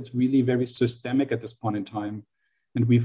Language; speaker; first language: English; non-native, fluent; German